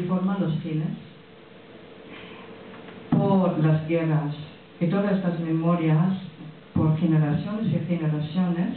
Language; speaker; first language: Spanish; non-native, fluent; French